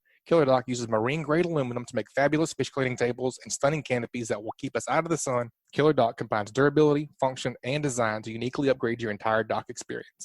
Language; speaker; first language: English; native; English